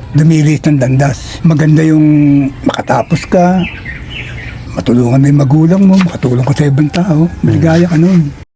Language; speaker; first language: Filipino; native; Filipino